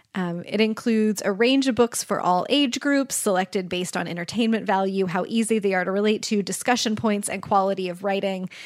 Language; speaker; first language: English; native; English